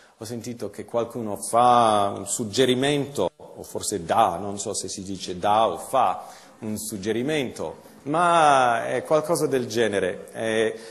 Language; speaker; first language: Italian; non-native, fluent; English